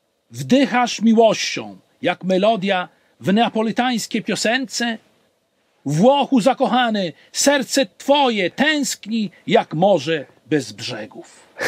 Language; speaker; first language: Polish; non-native, fluent; Italian